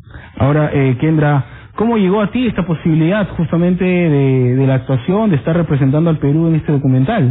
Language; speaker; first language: Spanish; native; Spanish